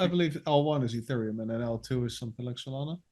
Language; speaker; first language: English; non-native, fluent; Dutch